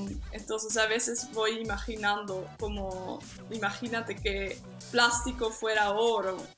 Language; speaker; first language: Spanish; non-native, fluent; Dutch